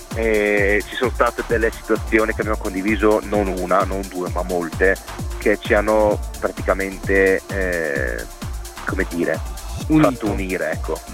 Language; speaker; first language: Italian; native; Italian